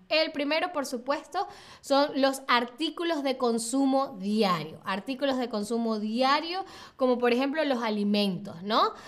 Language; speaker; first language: Spanish; native; Spanish